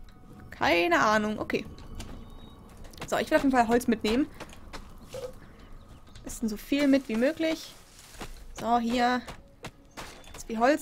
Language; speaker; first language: German; native; German